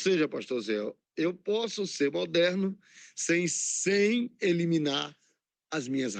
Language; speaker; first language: Portuguese; native; Portuguese